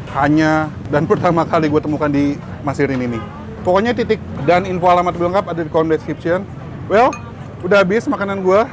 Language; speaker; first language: Indonesian; native; Indonesian